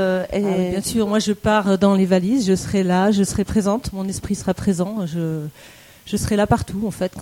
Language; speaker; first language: French; native; French